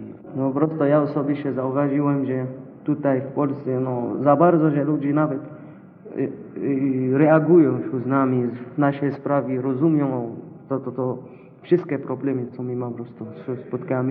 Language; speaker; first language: Polish; non-native, learner; Arabic